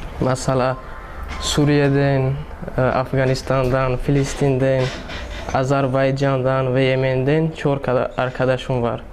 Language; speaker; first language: Turkish; non-native, learner; Tajik